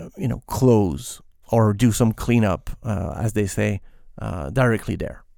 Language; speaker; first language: English; non-native, fluent; French